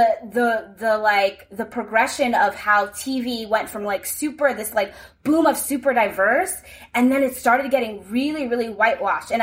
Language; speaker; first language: English; native; English